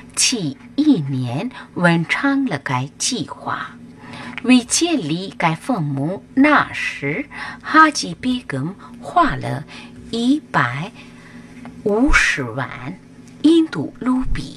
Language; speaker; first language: Chinese; non-native, fluent; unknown